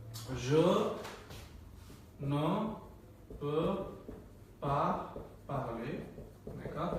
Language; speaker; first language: French; non-native, fluent; Bangla